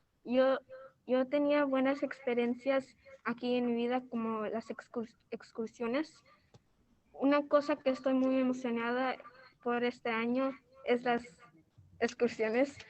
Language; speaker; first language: Spanish; early bilingual, heritage; Spanish